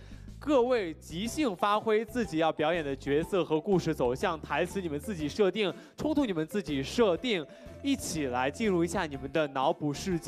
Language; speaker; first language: Chinese; native; Chinese